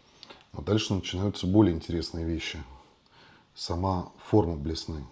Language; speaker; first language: Russian; native; Russian